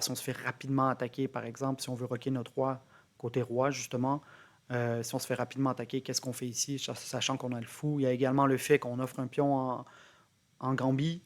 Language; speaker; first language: French; native; French